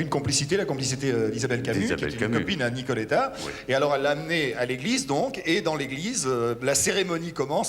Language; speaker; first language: French; native; French